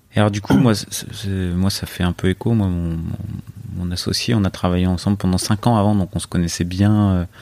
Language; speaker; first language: French; native; French